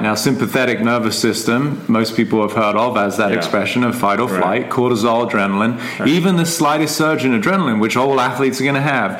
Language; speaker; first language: English; native; English